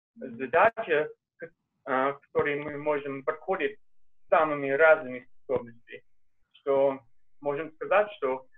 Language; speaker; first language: Russian; non-native, fluent; English